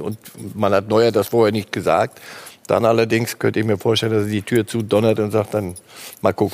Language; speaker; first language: German; native; German